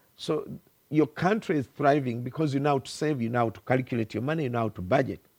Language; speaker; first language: English; non-native, local second language; Ganda